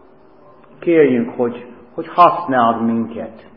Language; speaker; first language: Hungarian; non-native, fluent; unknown